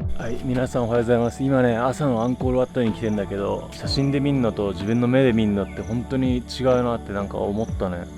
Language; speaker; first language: Japanese; native; Japanese